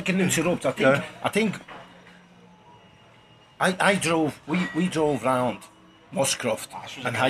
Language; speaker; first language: English; native; English